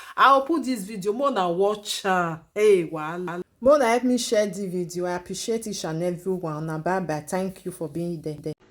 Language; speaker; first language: Nigerian Pidgin; native; Nigerian Pidgin